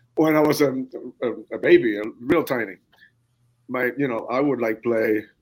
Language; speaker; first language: English; non-native, fluent; Spanish